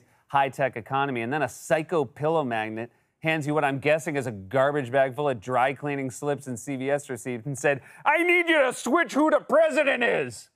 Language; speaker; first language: English; native; English